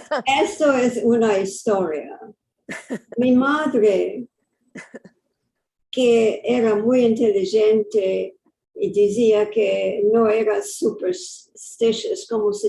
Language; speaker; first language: Spanish; early bilingual, heritage; English